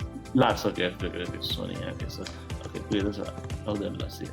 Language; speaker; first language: Spanish; non-native, learner; English